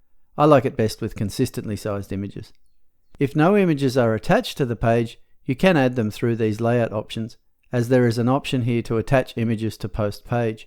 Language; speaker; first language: English; native; English